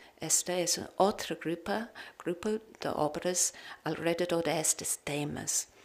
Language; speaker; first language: Spanish; non-native, learner; English